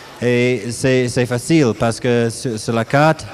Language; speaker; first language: French; non-native, learner; English